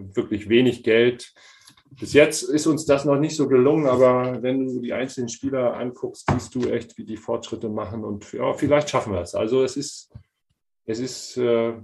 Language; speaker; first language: German; native; German